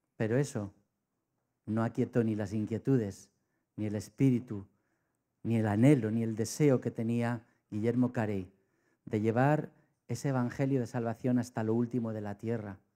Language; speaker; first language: Spanish; native; Spanish